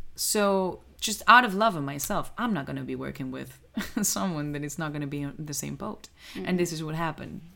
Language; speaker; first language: English; non-native, fluent; Spanish